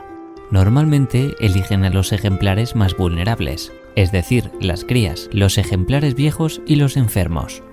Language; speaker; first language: Spanish; native; Spanish